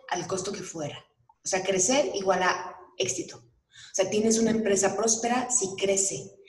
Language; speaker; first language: Spanish; native; Spanish